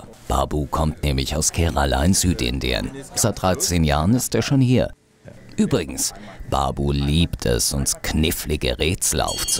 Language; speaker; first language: German; native; German